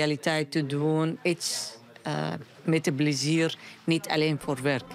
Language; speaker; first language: Dutch; non-native, learner; Arabic